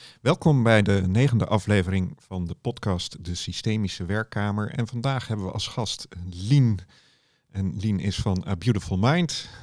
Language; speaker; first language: Dutch; native; Dutch